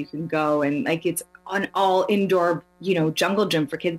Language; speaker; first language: English; non-native, fluent; Swedish